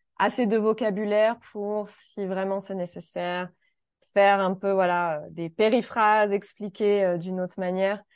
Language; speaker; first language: French; native; French